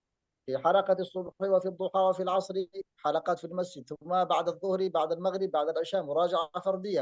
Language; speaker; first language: Arabic; native; Arabic